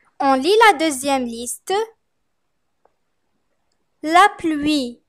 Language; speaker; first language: French; non-native, fluent; Arabic